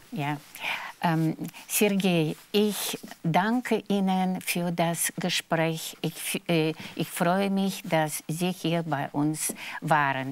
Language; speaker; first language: German; non-native, fluent; Russian